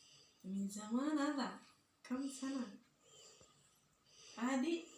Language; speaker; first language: Arabic; non-native, learner; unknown